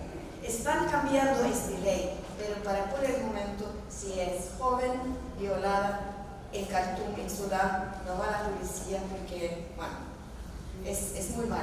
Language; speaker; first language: Spanish; non-native, fluent; Norwegian